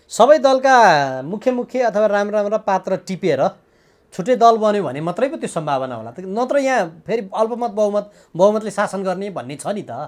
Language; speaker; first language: Nepali; native; Nepali